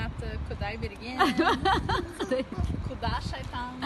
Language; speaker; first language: Kazakh; non-native, learner; English